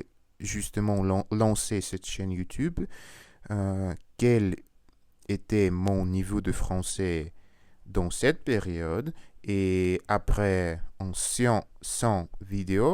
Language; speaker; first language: French; non-native, learner; Russian